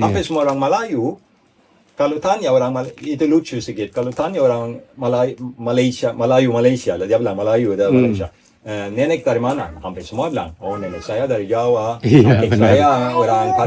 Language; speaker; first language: Indonesian; non-native, fluent; Swedish